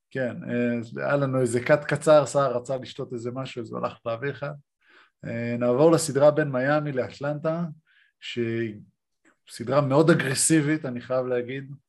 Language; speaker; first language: Hebrew; native; Hebrew